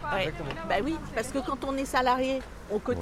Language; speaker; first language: French; native; French